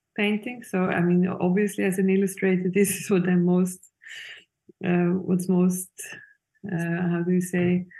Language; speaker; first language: English; non-native, fluent; Swiss German